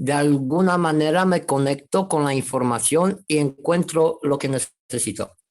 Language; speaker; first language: Spanish; non-native, fluent; Romanian